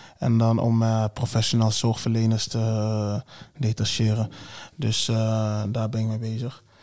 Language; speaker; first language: Dutch; early bilingual, other home language; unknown